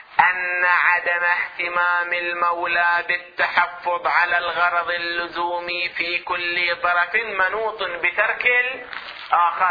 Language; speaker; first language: Arabic; native; Arabic